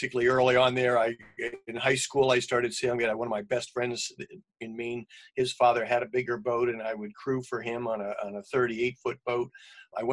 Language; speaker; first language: English; native; English